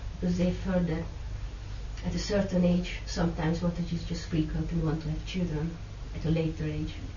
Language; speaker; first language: English; non-native, fluent; Hungarian